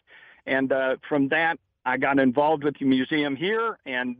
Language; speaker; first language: English; native; English